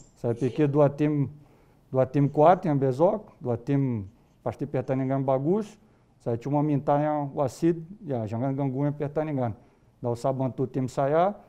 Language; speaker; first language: Indonesian; non-native, fluent; Portuguese